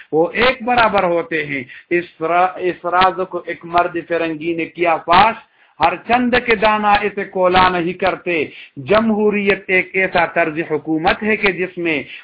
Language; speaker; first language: Urdu; non-native, local second language; Pashto